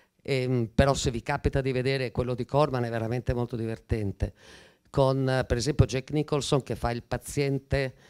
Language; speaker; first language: Italian; native; Italian